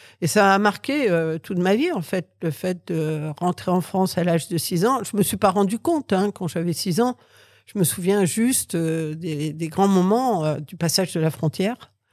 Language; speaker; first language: French; early bilingual, other home language; Catalan